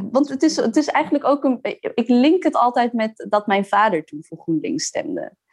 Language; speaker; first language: Dutch; early bilingual, other home language; Arabic